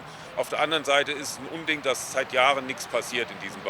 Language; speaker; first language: German; native; German